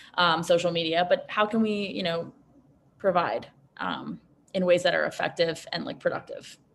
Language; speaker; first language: English; native; English